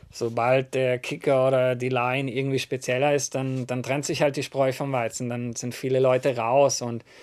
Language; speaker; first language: German; native; German